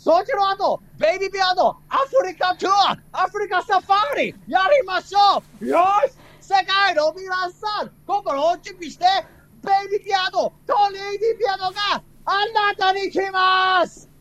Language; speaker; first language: Japanese; non-native, learner; English